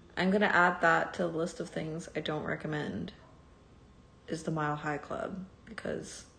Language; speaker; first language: English; early bilingual, other home language; Chinese